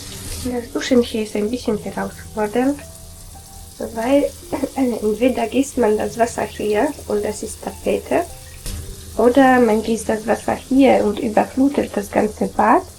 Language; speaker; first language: German; non-native, fluent; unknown